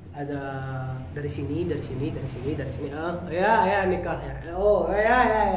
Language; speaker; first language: Indonesian; non-native, learner; Arabic